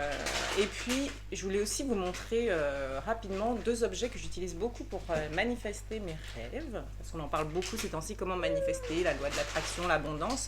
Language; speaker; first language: French; native; French